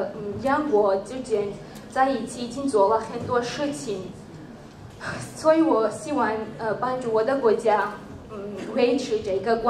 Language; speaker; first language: Chinese; non-native, learner; Georgian